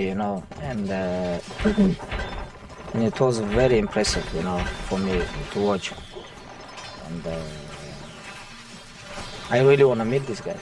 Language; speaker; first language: English; non-native, learner; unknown